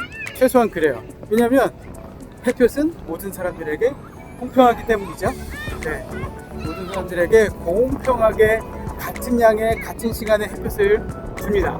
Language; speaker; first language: Korean; native; Korean